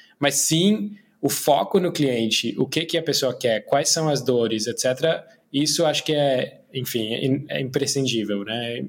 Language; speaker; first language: Portuguese; non-native, fluent; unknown